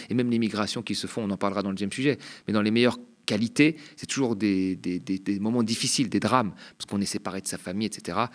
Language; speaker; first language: French; native; French